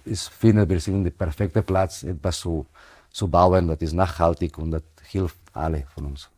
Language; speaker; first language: German; non-native, fluent; Spanish